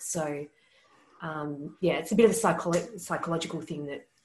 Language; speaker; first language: English; native; English